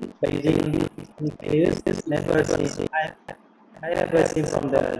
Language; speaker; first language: English; non-native, learner; Indonesian